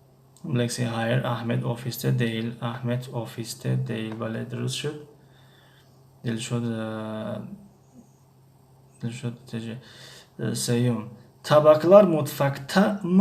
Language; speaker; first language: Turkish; non-native, fluent; Tajik